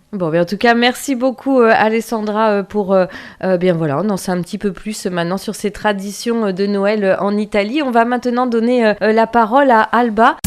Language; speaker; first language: French; native; French